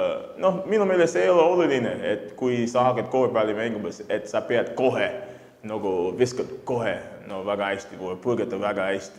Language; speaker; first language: Estonian; non-native, fluent; English